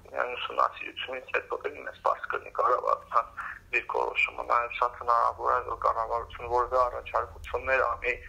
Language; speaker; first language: Armenian; native; Armenian